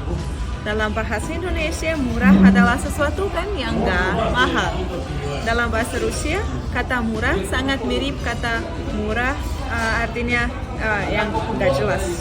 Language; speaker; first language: Indonesian; non-native, fluent; Russian